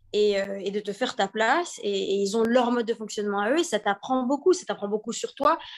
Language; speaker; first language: French; native; French